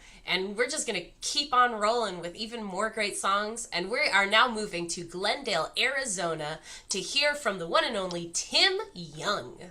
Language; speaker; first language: English; native; English